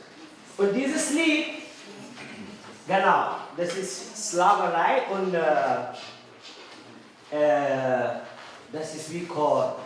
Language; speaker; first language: German; non-native, fluent; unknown